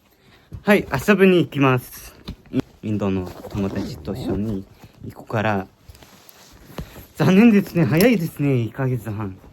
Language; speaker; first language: Japanese; non-native, learner; Mongolian